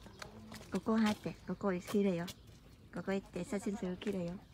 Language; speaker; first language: Japanese; non-native, learner; Vietnamese